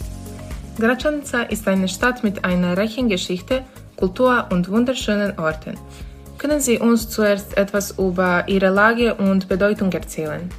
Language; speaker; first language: German; non-native, learner; Bosnian